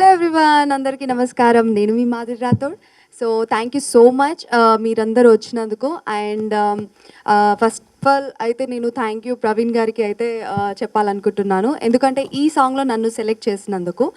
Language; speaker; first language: Telugu; non-native, fluent; Tamil